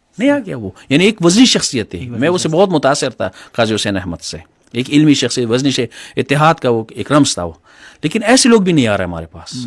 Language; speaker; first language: Urdu; non-native, local second language; Pashto